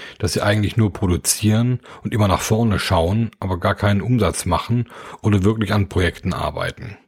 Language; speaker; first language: German; native; German